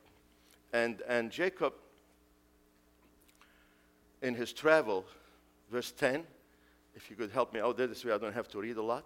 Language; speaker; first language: English; non-native, fluent; Arabic